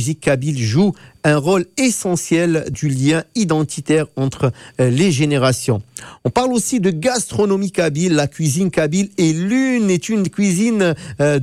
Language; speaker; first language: French; non-native, local second language; Arabic